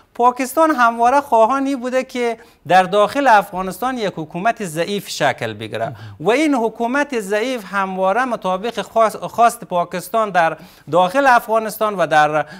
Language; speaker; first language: Persian; native; Persian